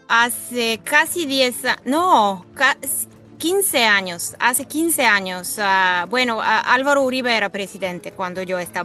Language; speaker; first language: Spanish; non-native, fluent; Bulgarian